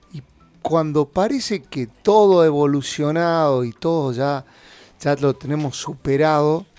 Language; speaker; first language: Spanish; native; Spanish